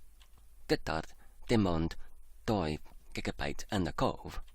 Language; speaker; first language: Welsh; non-native, learner; English